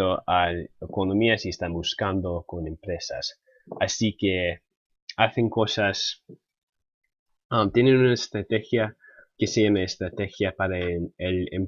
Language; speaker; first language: Spanish; non-native, fluent; English